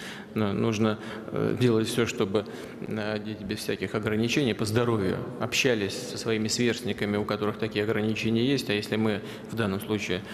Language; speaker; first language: Russian; native; Russian